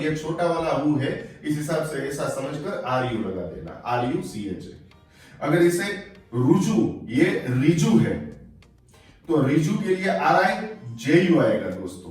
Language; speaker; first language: Hindi; non-native, local second language; Gujarati